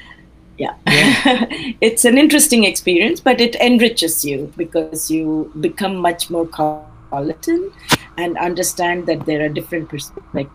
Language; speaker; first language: English; non-native, local second language; Telugu